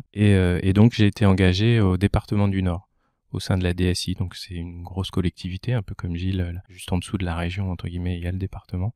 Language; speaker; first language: French; native; French